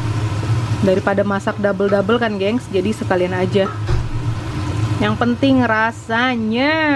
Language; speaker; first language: Indonesian; native; Indonesian